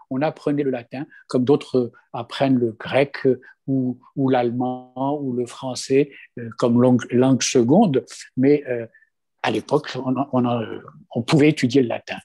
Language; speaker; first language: French; non-native, local second language; Kabyle